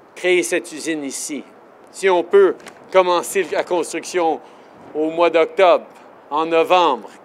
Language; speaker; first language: French; native; French